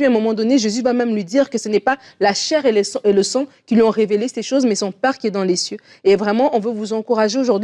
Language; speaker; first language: French; native; French